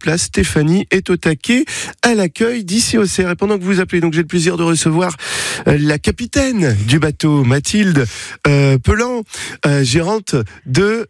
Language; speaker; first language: French; native; French